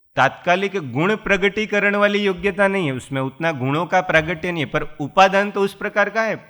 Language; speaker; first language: Hindi; non-native, local second language; Gujarati